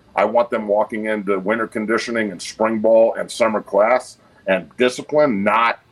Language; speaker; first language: English; native; English